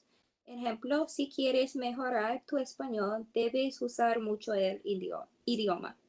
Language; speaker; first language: Spanish; non-native, learner; English